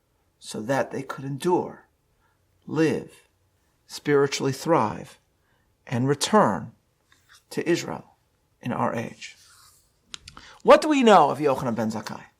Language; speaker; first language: English; native; English